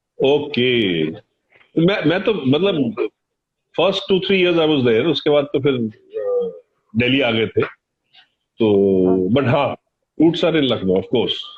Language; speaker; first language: Hindi; native; Hindi